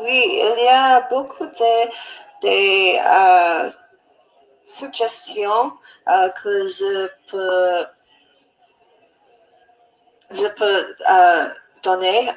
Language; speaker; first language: French; non-native, learner; English